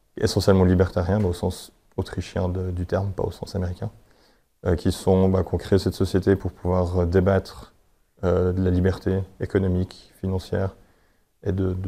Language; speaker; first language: French; native; French